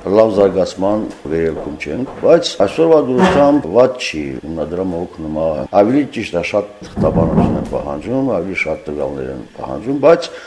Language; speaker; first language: Armenian; native; Armenian